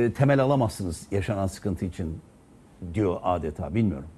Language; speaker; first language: Turkish; native; Turkish